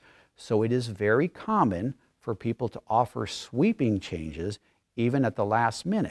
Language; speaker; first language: English; native; English